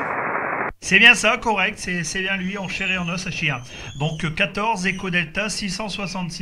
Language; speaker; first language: French; native; French